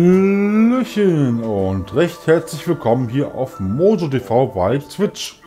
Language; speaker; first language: German; native; German